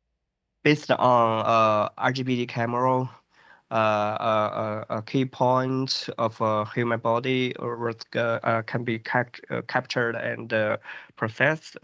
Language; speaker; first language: English; non-native, fluent; Chinese